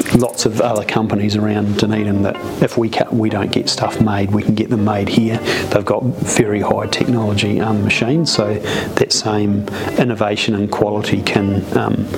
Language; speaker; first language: English; native; English